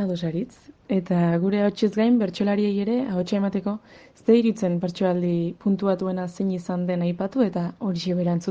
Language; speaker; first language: Basque; native; Basque